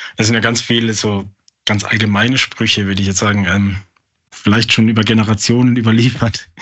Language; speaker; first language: German; native; German